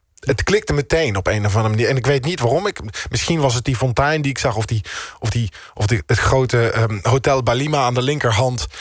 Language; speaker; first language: Dutch; native; Dutch